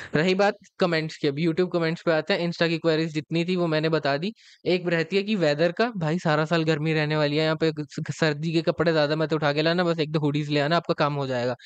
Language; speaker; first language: Hindi; native; Hindi